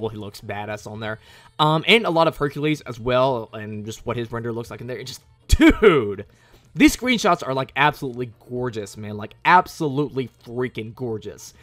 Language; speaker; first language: English; native; English